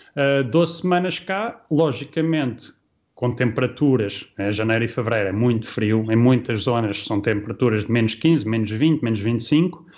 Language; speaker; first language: Portuguese; early bilingual, heritage; Portuguese